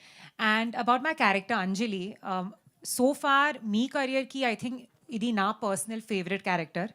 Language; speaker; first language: Telugu; non-native, learner; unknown